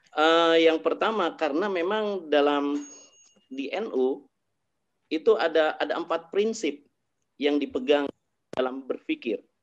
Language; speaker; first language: Indonesian; native; Indonesian